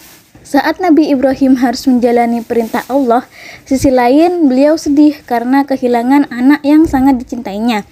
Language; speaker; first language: Indonesian; native; Indonesian